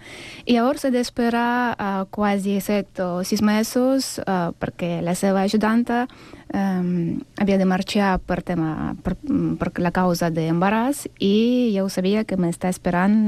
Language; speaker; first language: Catalan; non-native, learner; Russian